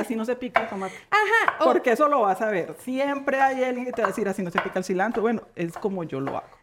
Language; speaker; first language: Spanish; native; Spanish